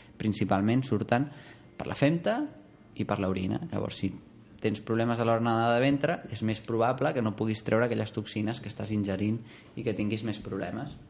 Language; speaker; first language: Catalan; non-native, local second language; Spanish